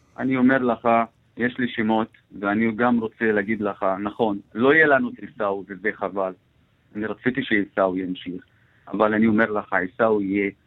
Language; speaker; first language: Hebrew; non-native, local second language; Arabic